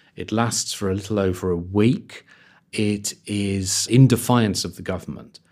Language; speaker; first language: English; native; English